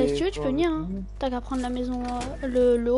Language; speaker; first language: French; native; French